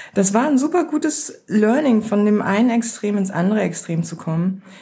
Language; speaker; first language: German; native; German